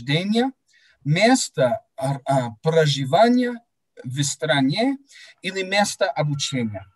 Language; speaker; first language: Russian; non-native, fluent; English